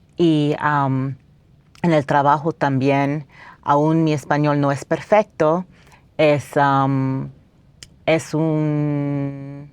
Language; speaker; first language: Spanish; non-native, fluent; English